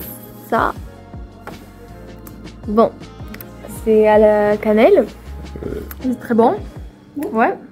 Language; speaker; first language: French; non-native, fluent; Swedish